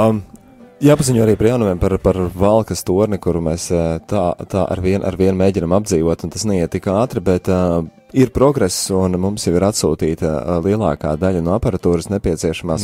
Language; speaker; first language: Latvian; native; Latvian